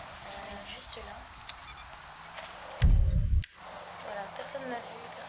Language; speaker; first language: French; native; French